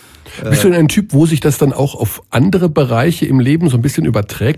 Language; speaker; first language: German; native; German